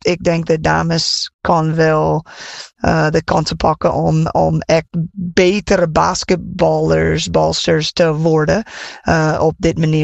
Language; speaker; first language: Dutch; non-native, fluent; English